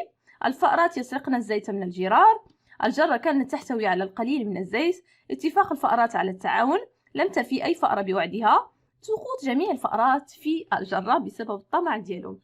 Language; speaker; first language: Arabic; native; Arabic